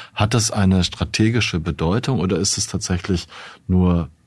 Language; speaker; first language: German; non-native, fluent; Ukrainian